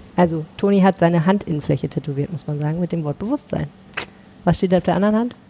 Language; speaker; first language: German; native; German